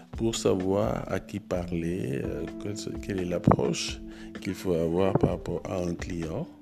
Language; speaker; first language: French; non-native, local second language; Wolof